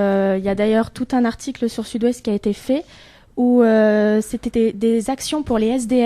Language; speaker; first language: French; native; French